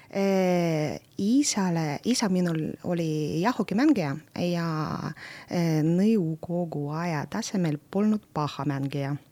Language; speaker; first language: Estonian; non-native, local second language; Russian